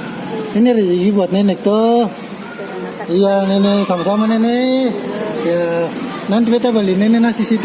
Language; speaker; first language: Malay; native; Malay